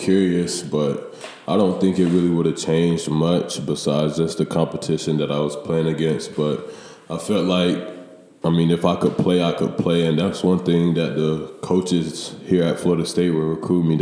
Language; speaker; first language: English; native; English